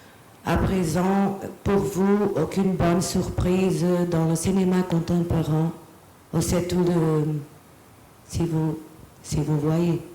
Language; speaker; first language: French; non-native, fluent; Portuguese